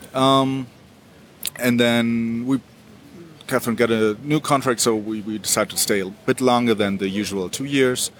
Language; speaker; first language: English; non-native, fluent; German